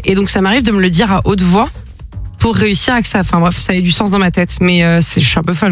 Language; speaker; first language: French; native; French